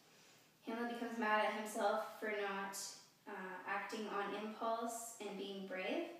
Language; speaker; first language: English; native; English